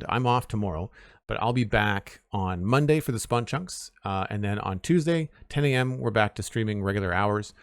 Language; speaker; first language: English; native; English